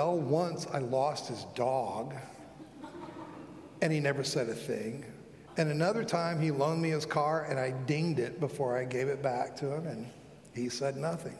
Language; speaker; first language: English; native; English